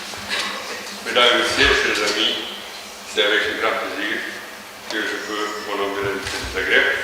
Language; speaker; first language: French; non-native, fluent; Croatian